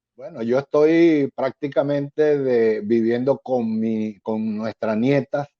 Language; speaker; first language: Spanish; native; Spanish